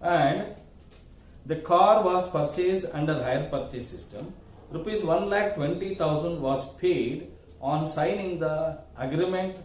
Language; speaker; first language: English; non-native, local second language; Kannada